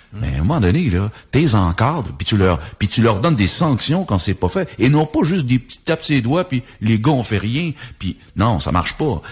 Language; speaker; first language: French; native; French